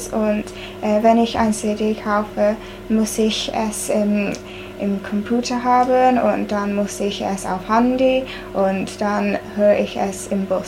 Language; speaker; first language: German; non-native, learner; English